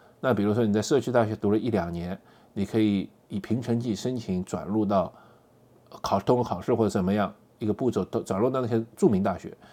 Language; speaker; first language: Chinese; native; Chinese